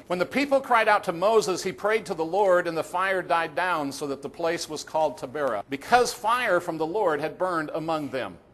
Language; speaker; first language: English; native; English